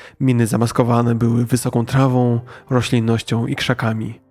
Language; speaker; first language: Polish; native; Polish